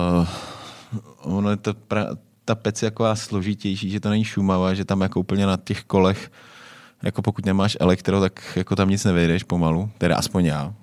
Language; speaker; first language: Czech; native; Czech